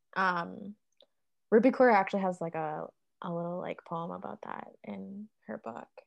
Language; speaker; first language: English; native; English